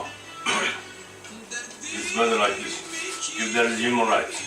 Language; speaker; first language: English; non-native, fluent; Kurdish